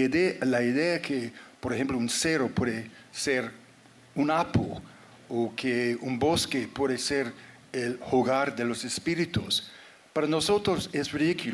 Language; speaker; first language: Spanish; non-native, fluent; English